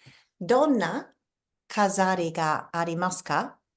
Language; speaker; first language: Japanese; non-native, fluent; English